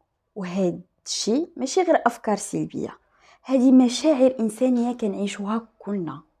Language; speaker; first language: Arabic; native; Arabic